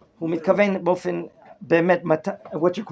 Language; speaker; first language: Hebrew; non-native, fluent; English